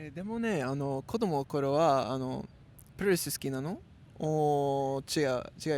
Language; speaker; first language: Japanese; non-native, learner; English